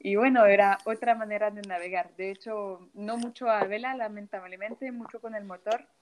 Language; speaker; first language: Spanish; non-native, fluent; French